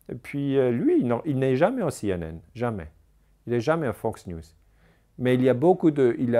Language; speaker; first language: French; non-native, local second language; German